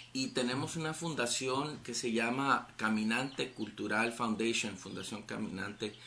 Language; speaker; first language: Spanish; native; Spanish